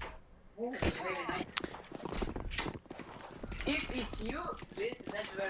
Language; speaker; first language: English; non-native, learner; Russian